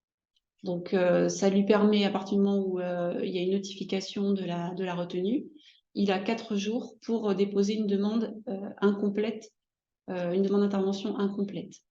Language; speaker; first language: French; native; French